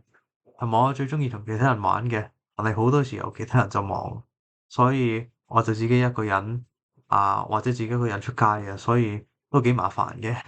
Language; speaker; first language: Cantonese; early bilingual, heritage; Cantonese